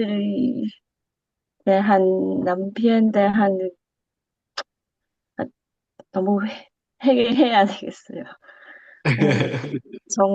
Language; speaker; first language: Korean; non-native, learner; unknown